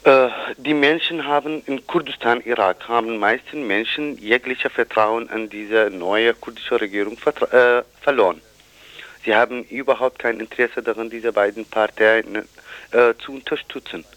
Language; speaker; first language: German; non-native, fluent; Kurdish